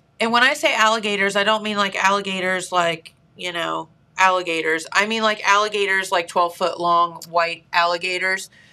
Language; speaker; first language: English; native; English